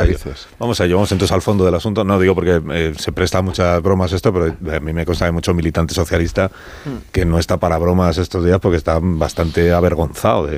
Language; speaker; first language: Spanish; native; Spanish